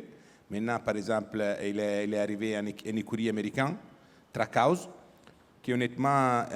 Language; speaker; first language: French; non-native, fluent; Italian